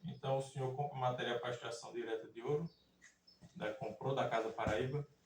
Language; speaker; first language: Portuguese; native; Portuguese